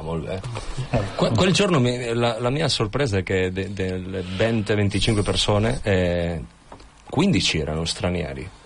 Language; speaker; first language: Italian; non-native, fluent; Catalan